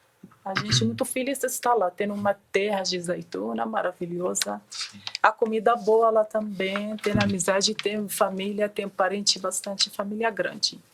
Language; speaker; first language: Portuguese; non-native, learner; Arabic